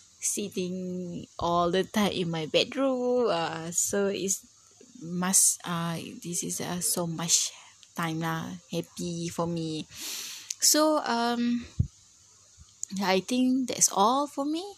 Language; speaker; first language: English; non-native, learner; Malay